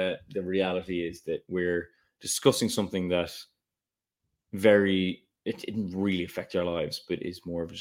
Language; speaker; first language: English; native; English